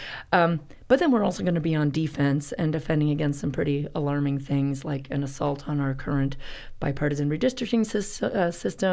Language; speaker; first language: English; native; English